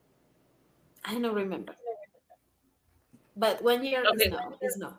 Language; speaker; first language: English; non-native, learner; Spanish